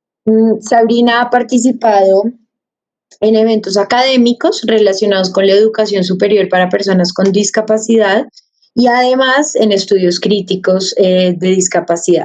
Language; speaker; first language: Spanish; native; Spanish